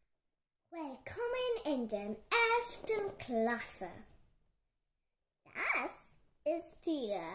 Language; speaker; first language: German; non-native, learner; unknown